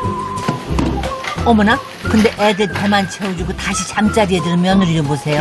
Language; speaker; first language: Korean; native; Korean